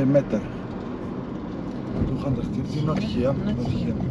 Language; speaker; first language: English; non-native, learner; Greek